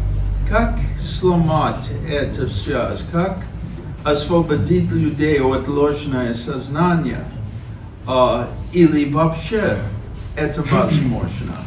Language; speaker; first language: Russian; non-native, fluent; English